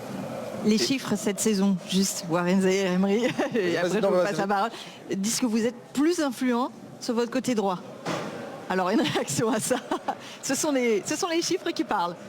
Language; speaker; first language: French; native; French